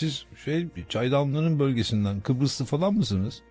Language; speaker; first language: Turkish; native; Turkish